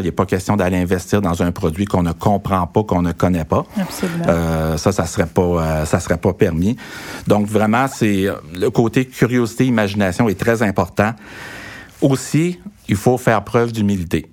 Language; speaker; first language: French; native; French